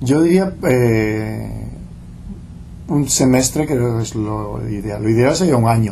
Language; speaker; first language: Spanish; non-native, local second language; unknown